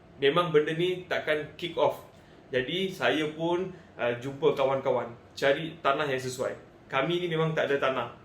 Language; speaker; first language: Malay; non-native, local second language; Tamil